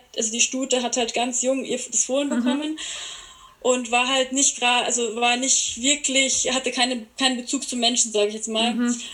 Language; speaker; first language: German; native; German